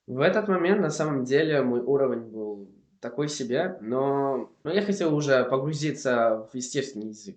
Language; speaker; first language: Russian; non-native, fluent; Spanish